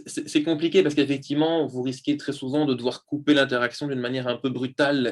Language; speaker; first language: French; native; French